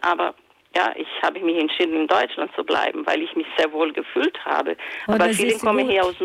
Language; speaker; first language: German; non-native, fluent; Portuguese